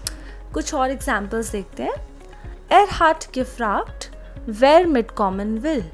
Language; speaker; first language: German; non-native, fluent; Hindi